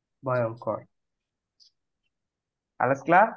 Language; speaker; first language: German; non-native, fluent; Bangla